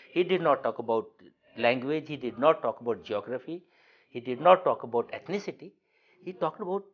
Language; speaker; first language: English; non-native, local second language; Urdu